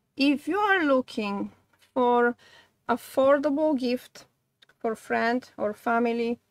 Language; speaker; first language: English; non-native, fluent; Polish